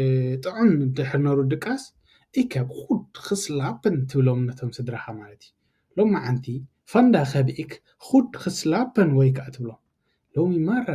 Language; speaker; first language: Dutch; non-native, learner; Tigrinya